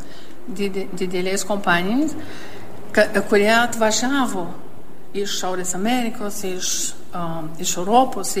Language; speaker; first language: Lithuanian; early bilingual, heritage; Lithuanian